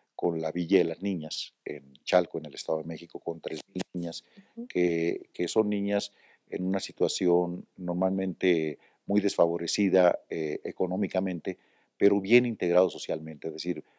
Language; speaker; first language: Spanish; native; Spanish